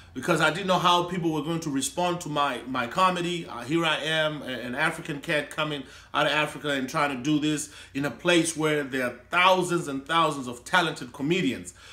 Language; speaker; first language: English; non-native, local second language; Shona